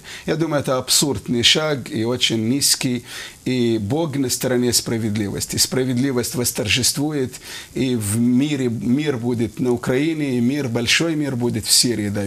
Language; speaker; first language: Russian; non-native, fluent; Arabic